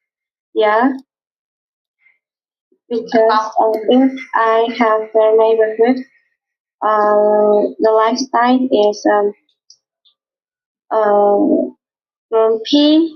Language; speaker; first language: English; non-native, learner; Vietnamese